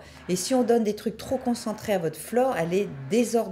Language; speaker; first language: French; native; French